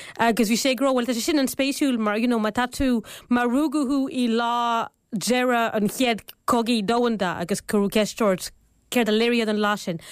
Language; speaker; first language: Irish; non-native, fluent; French